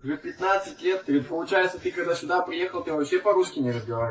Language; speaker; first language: Russian; native; Russian